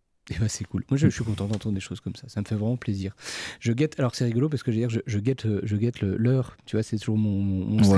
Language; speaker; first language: French; native; French